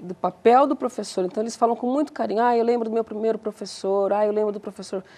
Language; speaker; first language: Portuguese; native; Portuguese